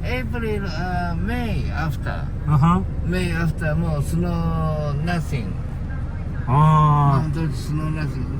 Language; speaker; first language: English; non-native, learner; Japanese